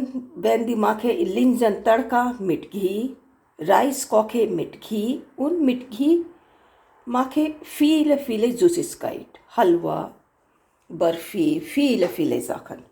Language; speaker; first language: German; non-native, learner; Hindi